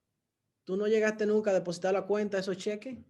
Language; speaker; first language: Spanish; native; Spanish